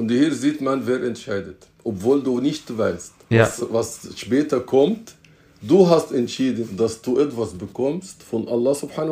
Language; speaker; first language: German; non-native, fluent; Arabic